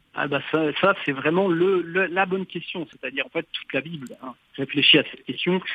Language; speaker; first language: French; native; French